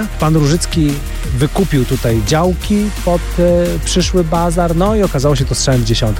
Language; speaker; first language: Polish; native; Polish